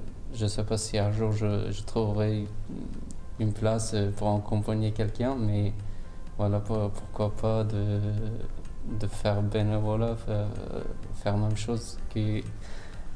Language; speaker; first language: French; non-native, fluent; Turkish